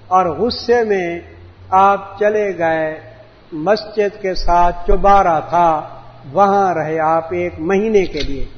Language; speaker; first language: Urdu; non-native, local second language; Punjabi